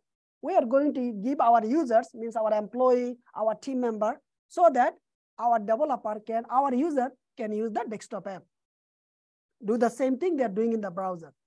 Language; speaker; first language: English; non-native, fluent; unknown